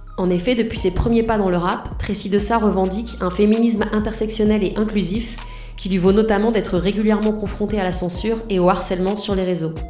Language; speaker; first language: French; native; French